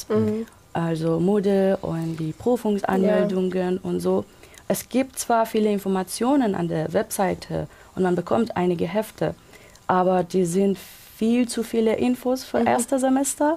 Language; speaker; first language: German; non-native, local second language; Persian